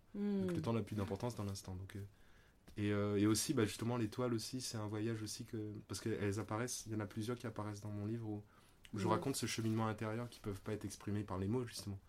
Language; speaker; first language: French; native; French